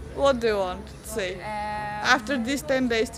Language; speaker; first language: English; non-native, learner; Bulgarian